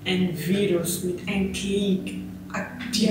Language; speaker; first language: German; non-native, local second language; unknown